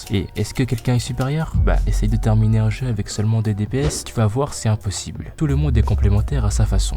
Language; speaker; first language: French; native; French